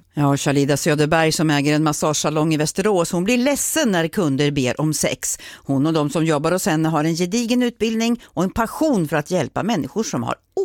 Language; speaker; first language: Swedish; native; Swedish